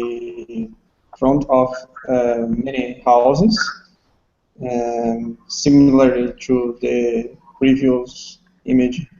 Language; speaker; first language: English; non-native, learner; Portuguese